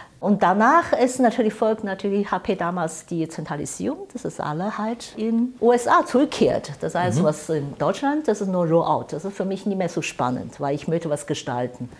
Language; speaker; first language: German; non-native, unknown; Chinese